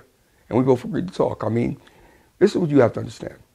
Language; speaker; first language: English; native; English